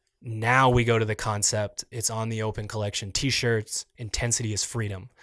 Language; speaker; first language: English; native; English